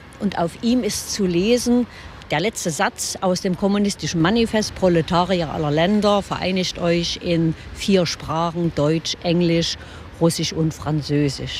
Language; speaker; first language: German; native; German